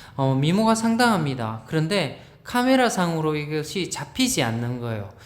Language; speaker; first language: Korean; native; Korean